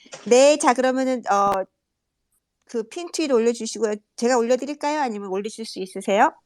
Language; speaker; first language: Korean; native; Korean